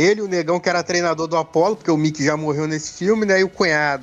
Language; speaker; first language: Portuguese; native; Portuguese